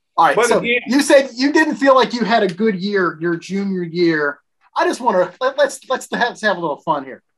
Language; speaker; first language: English; native; English